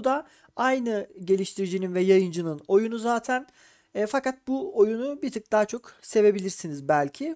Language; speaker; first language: Turkish; native; Turkish